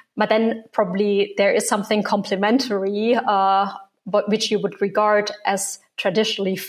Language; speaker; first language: English; non-native, fluent; German